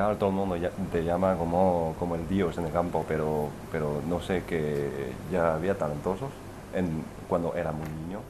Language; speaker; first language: Spanish; non-native, fluent; Chinese